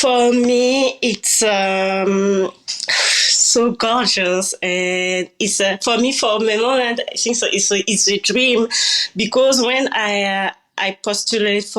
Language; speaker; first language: English; non-native, learner; French